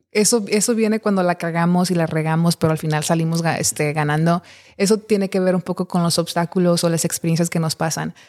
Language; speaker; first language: Spanish; early bilingual, heritage; Spanish